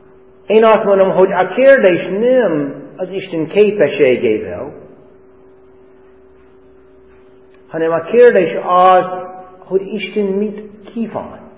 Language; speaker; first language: Hungarian; non-native, fluent; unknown